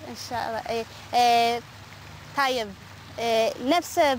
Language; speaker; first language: Arabic; non-native, learner; English